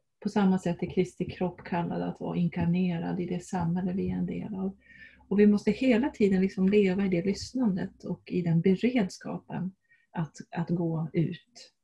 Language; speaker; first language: Swedish; native; Swedish